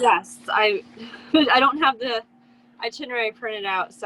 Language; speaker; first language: English; native; English